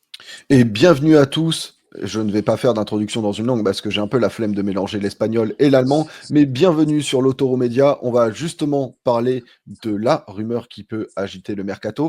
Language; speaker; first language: French; native; French